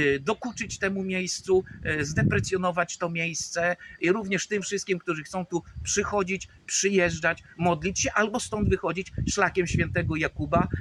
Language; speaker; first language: Polish; native; Polish